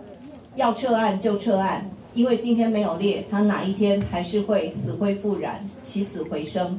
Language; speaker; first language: Chinese; native; Chinese